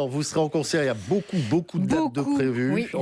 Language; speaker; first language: French; native; French